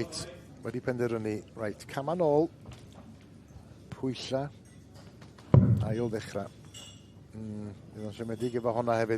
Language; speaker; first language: Welsh; native; Welsh